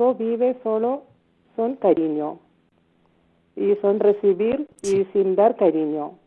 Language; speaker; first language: Spanish; non-native, learner; Malayalam